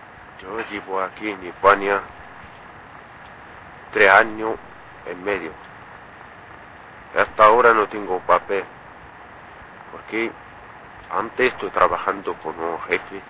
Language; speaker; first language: Spanish; non-native, learner; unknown